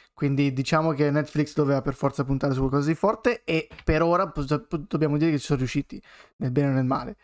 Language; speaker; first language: Italian; native; Italian